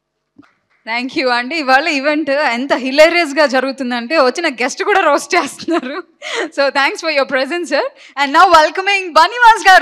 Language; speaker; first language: Telugu; native; Telugu